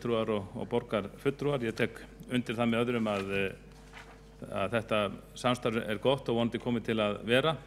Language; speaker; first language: Icelandic; native; Icelandic